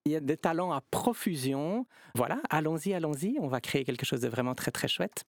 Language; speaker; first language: French; native; French